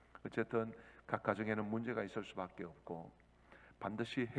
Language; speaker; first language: Korean; native; Korean